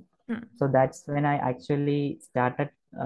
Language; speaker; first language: English; non-native, local second language; Malayalam